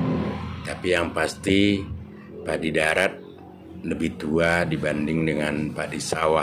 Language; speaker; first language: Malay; non-native, local second language; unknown